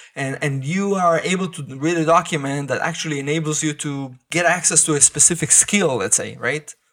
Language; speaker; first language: English; non-native, fluent; Hebrew